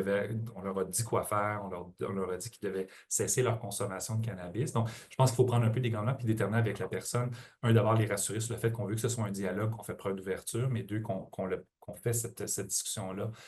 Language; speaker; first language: French; native; French